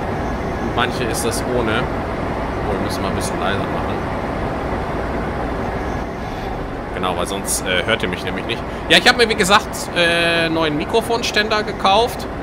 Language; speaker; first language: German; native; German